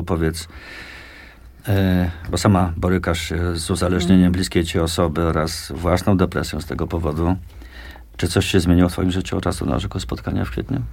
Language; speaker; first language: Polish; native; Polish